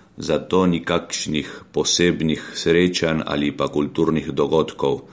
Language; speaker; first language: Slovenian; early bilingual, heritage; Slovenian